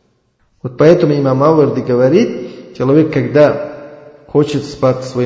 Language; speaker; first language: Russian; non-native, learner; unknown